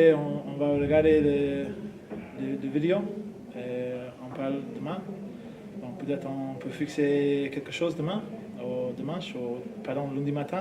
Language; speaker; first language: French; non-native, learner; English